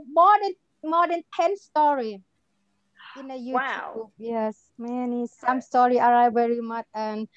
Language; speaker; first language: English; non-native, learner; Thai